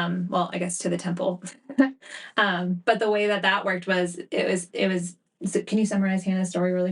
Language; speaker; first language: English; native; English